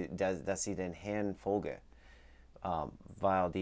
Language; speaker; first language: German; non-native, learner; English